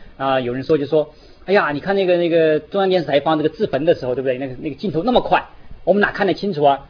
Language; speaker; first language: Chinese; native; Chinese